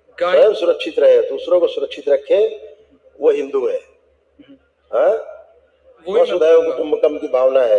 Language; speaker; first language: Hindi; native; Hindi